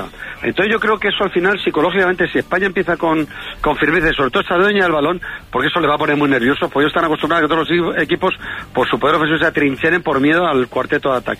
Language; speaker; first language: Spanish; native; Spanish